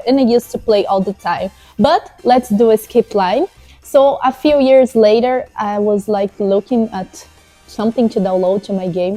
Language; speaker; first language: English; non-native, fluent; Portuguese